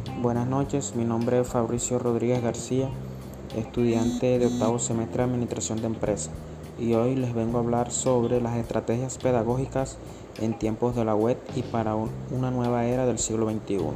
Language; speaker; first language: Spanish; native; Spanish